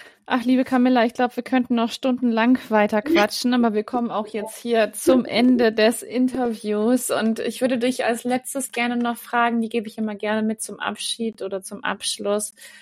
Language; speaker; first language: German; native; German